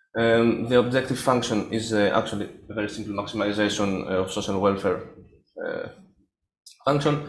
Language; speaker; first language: English; non-native, fluent; Greek